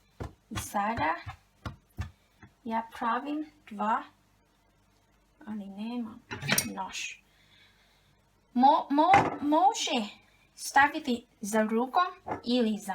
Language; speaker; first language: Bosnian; non-native, learner; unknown